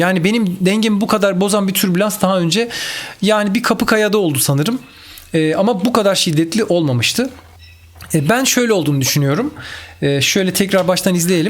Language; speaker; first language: Turkish; native; Turkish